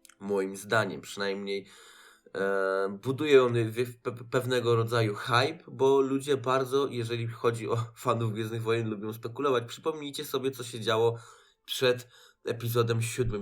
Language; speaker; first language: Polish; native; Polish